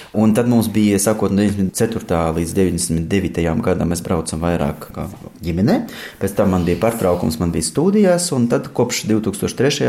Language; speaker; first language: Latvian; non-native, fluent; Russian